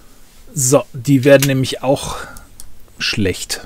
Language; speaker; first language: German; native; German